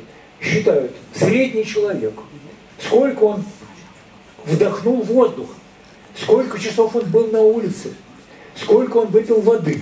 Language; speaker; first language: Russian; native; Russian